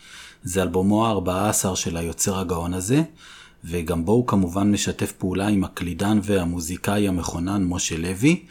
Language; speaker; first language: Hebrew; native; Hebrew